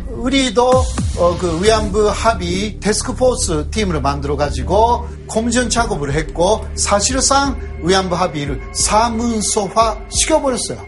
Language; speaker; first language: Korean; non-native, fluent; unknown